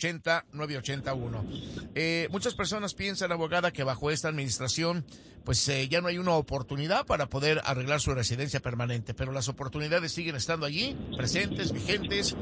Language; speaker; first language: Spanish; native; Spanish